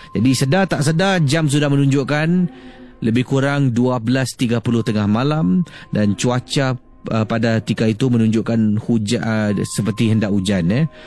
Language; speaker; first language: Malay; native; Malay